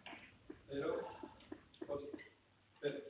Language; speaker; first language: Spanish; native; Spanish